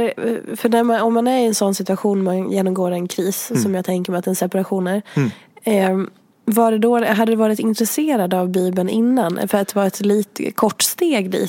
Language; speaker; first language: Swedish; native; Swedish